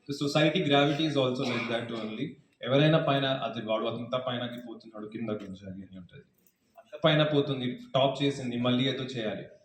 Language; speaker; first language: Telugu; non-native, fluent; Hindi